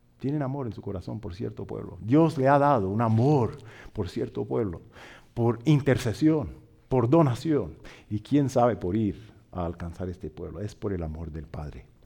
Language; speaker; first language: Spanish; non-native, fluent; English